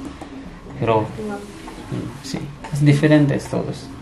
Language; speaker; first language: Spanish; non-native, learner; Punjabi